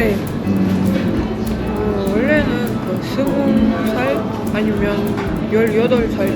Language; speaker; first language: Korean; non-native, fluent; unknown